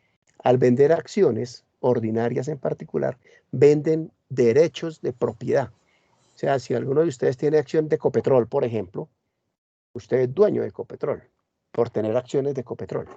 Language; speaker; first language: Spanish; native; Spanish